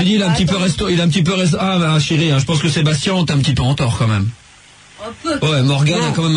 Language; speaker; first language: French; native; French